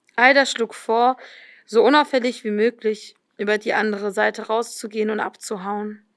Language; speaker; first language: German; native; German